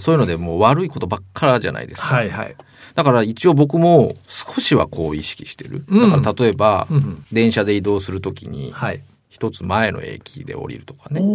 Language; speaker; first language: Japanese; native; Japanese